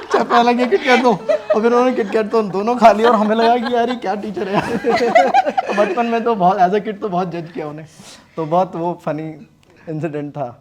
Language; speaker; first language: Hindi; native; Hindi